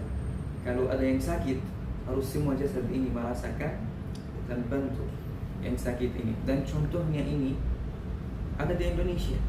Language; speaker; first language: Indonesian; non-native, learner; Arabic